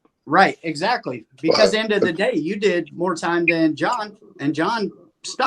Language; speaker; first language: English; native; English